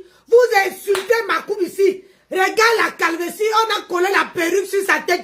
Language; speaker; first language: French; non-native, local second language; Lingala